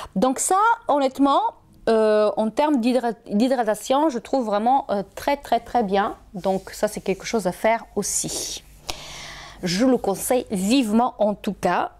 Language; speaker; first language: French; non-native, fluent; Bulgarian